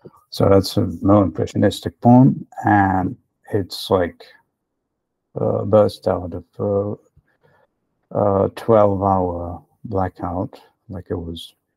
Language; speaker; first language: English; non-native, fluent; Ukrainian